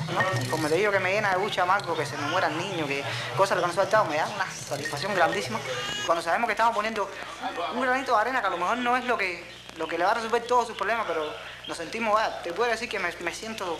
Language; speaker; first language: Spanish; native; Spanish